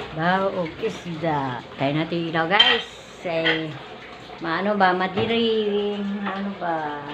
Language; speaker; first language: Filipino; non-native, local second language; Cebuano